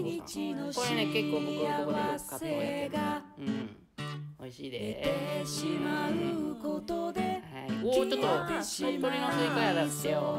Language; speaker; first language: Japanese; native; Japanese